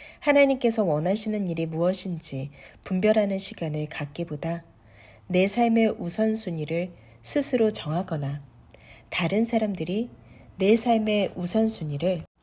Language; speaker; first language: Korean; native; Korean